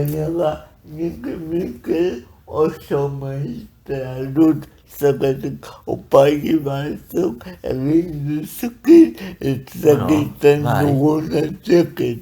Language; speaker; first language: Basque; non-native, learner; Spanish